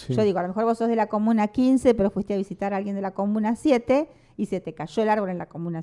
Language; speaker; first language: Spanish; native; Spanish